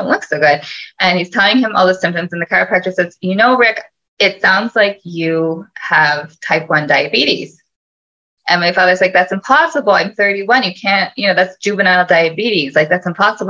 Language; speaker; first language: English; native; English